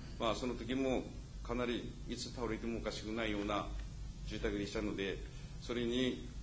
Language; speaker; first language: Japanese; native; Japanese